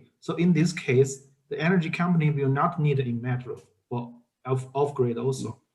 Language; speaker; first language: English; non-native, learner; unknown